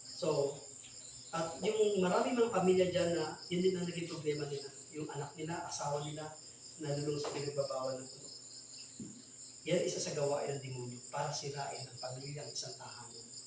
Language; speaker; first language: Filipino; non-native, local second language; Masbatenyo